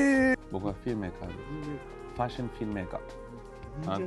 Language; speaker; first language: Japanese; non-native, learner; French